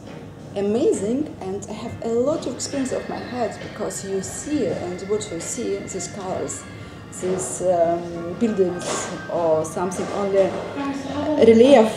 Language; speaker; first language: English; non-native, learner; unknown